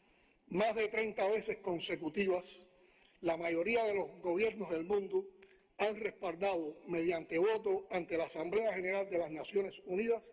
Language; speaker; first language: Spanish; native; Spanish